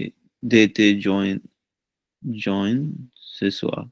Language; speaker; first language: French; non-native, learner; Punjabi